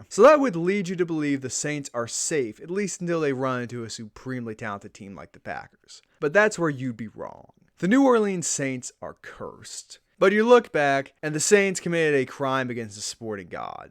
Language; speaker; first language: English; native; English